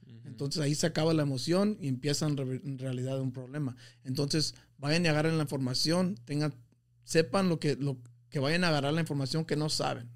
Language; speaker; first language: Spanish; early bilingual, heritage; Spanish